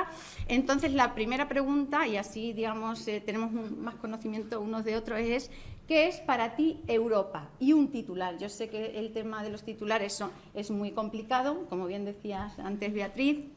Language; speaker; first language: Spanish; native; Spanish